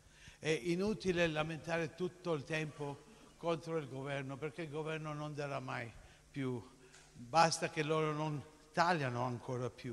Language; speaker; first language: Italian; non-native, fluent; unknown